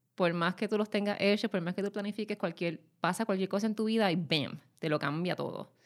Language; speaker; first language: Spanish; native; Spanish